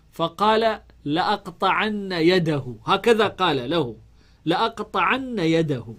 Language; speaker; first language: Arabic; non-native, fluent; Amharic